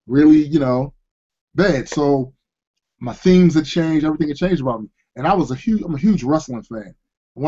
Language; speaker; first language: English; native; English